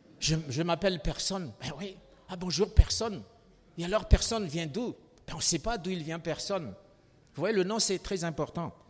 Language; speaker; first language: French; non-native, local second language; Malagasy